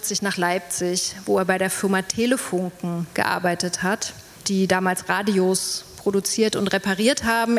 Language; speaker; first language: German; native; German